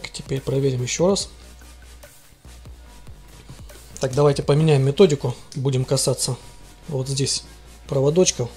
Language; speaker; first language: Russian; native; Russian